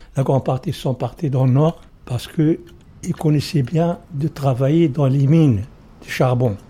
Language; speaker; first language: French; non-native, learner; Arabic